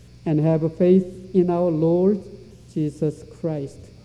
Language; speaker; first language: English; non-native, fluent; Korean